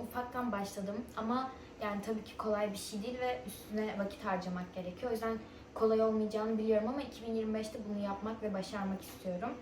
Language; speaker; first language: Turkish; early bilingual, other home language; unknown